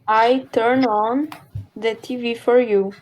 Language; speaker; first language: English; non-native, learner; Portuguese